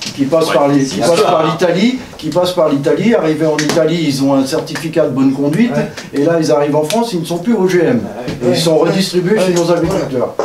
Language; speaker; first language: French; native; French